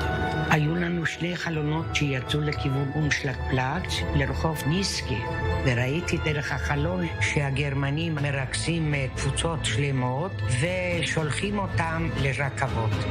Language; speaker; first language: Hebrew; early bilingual, other home language; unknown